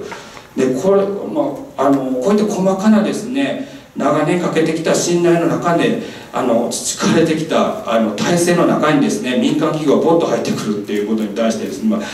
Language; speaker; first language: Japanese; native; Japanese